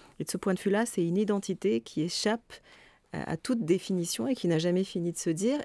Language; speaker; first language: French; native; French